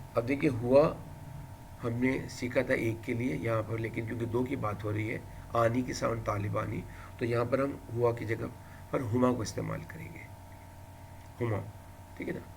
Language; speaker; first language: Urdu; native; Urdu